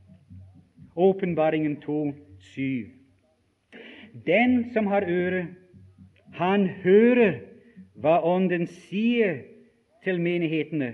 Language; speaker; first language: Norwegian; non-native, fluent; English